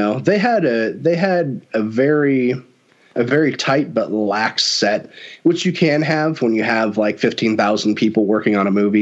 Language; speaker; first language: English; native; English